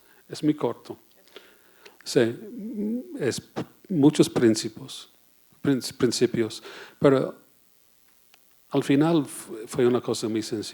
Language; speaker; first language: Spanish; non-native, fluent; English